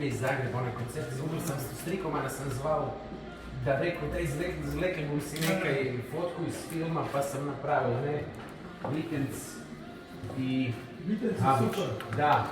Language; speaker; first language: Croatian; native; Croatian